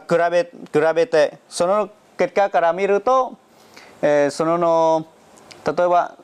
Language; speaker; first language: Japanese; non-native, learner; Vietnamese